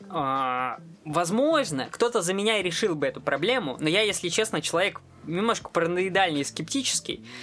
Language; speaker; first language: Russian; native; Russian